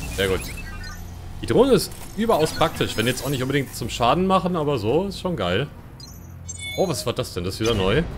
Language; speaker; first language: German; non-native, fluent; English